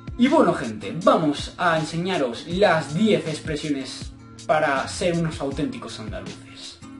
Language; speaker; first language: Spanish; native; Spanish